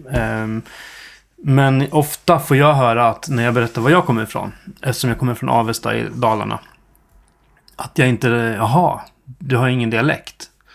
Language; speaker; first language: Swedish; native; Swedish